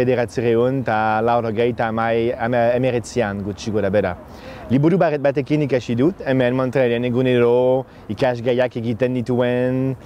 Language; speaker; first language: Basque; non-native, fluent; French